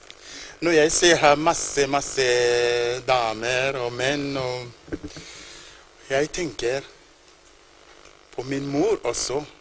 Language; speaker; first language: Norwegian; non-native, fluent; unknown